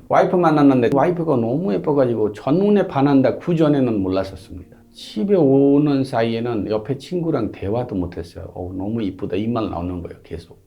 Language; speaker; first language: Korean; non-native, fluent; Hindi